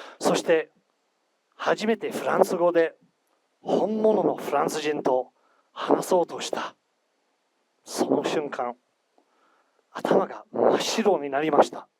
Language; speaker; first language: Japanese; non-native, fluent; English